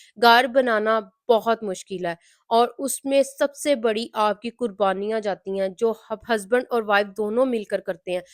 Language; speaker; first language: Urdu; non-native, local second language; Punjabi